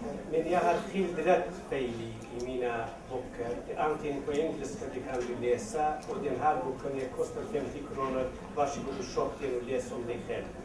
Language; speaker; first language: Swedish; non-native, local second language; Kurdish